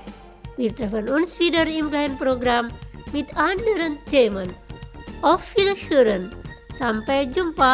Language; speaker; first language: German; non-native, fluent; Indonesian